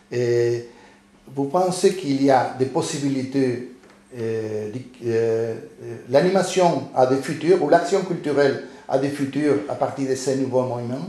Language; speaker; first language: French; non-native, fluent; Spanish